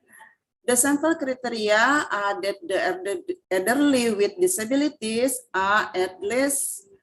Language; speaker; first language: English; non-native, fluent; Indonesian